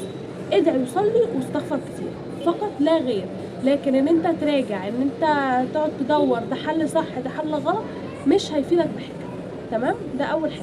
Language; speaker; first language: Arabic; native; Arabic